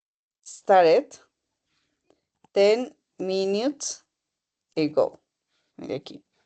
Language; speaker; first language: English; non-native, learner; Spanish